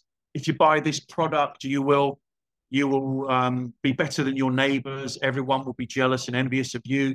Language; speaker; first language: English; native; English